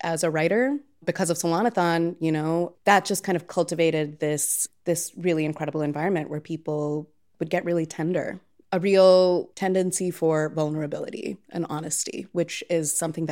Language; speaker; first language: English; non-native, local second language; Telugu